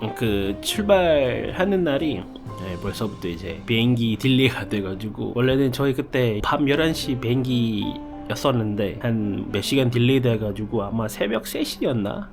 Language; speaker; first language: Korean; non-native, fluent; Malay